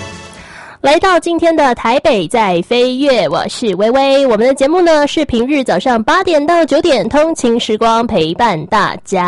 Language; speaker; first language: Chinese; native; Chinese